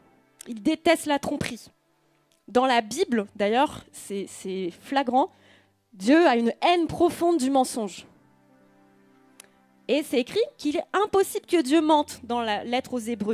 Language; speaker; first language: French; native; French